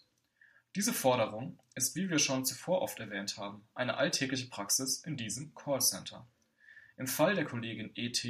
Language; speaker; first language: German; native; German